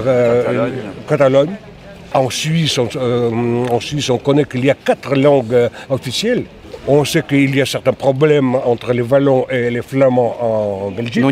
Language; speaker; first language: French; non-native, fluent; Russian